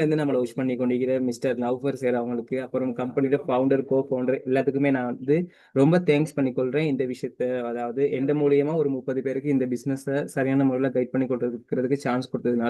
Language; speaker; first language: Tamil; native; Tamil